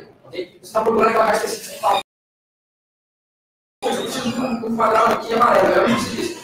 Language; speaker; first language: Portuguese; native; Portuguese